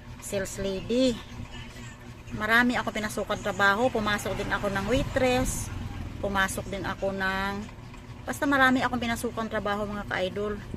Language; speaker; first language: Filipino; non-native, local second language; Hiligaynon